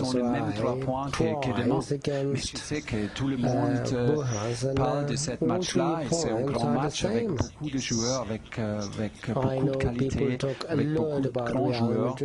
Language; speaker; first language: French; non-native, fluent; German